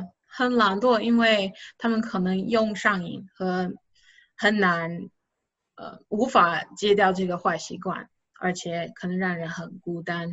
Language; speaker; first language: Chinese; non-native, fluent; English